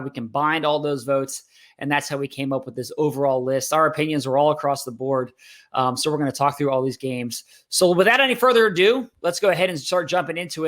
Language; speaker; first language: English; native; English